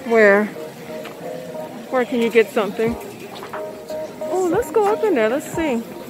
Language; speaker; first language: English; native; English